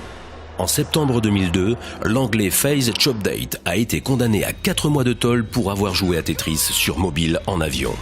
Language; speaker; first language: French; native; French